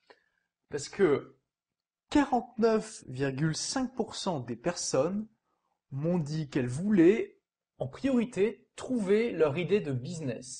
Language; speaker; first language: French; native; French